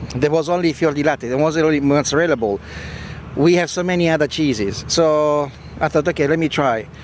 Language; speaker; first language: English; non-native, fluent; Italian